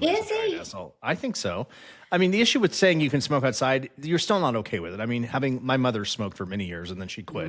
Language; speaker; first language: English; native; English